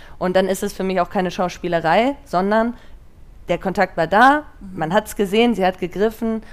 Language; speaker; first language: German; native; German